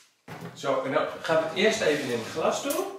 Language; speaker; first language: Dutch; native; Dutch